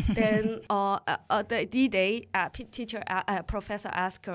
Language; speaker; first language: English; early bilingual, other home language; Korean